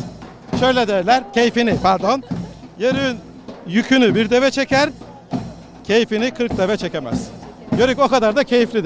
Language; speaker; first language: Turkish; native; Turkish